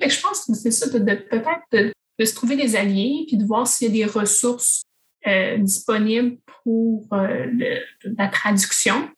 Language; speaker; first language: French; native; French